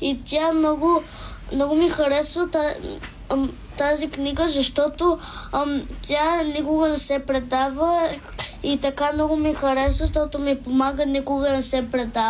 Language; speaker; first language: Bulgarian; early bilingual, heritage; Bulgarian